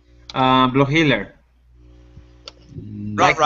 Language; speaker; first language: English; non-native, learner; Portuguese